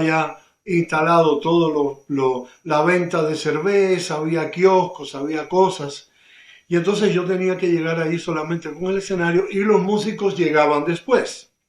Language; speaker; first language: Spanish; native; Spanish